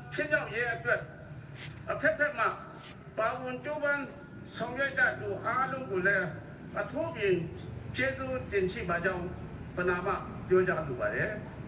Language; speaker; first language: Burmese; non-native, local second language; Hakha Chin